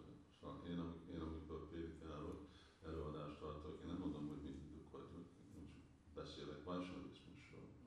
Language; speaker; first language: Hungarian; early bilingual, heritage; Hungarian